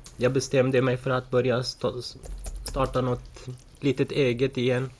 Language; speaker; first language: Swedish; early bilingual, other home language; Arabic